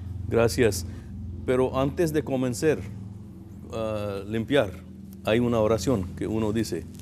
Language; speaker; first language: Spanish; non-native, fluent; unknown